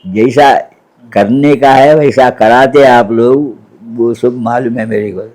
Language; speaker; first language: Hindi; non-native, local second language; Telugu